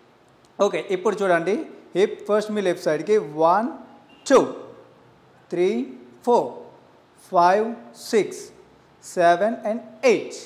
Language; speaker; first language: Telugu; native; Telugu